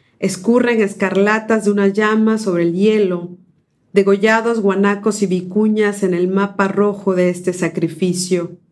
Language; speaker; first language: Spanish; native; Spanish